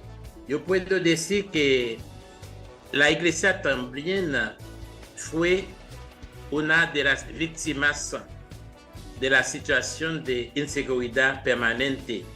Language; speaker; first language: Spanish; non-native, fluent; Haitian Creole